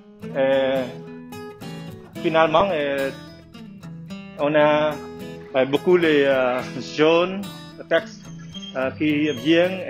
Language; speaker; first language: French; non-native, learner; Khmer